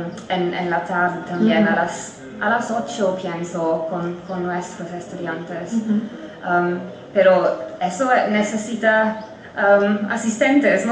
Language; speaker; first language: Spanish; non-native, fluent; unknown